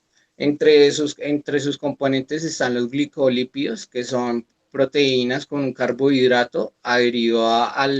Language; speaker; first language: Spanish; native; Spanish